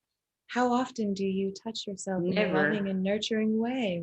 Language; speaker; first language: English; native; English